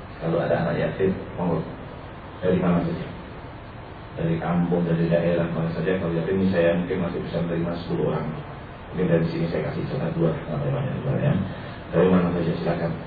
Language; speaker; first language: Indonesian; non-native, local second language; Javanese